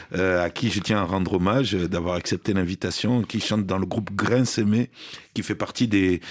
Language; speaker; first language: French; native; French